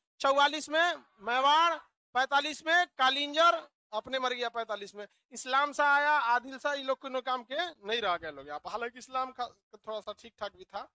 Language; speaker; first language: Hindi; native; Hindi